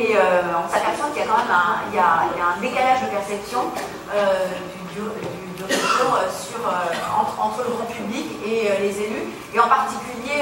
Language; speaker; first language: French; native; French